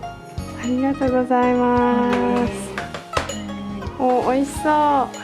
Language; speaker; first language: Japanese; non-native, learner; Slovak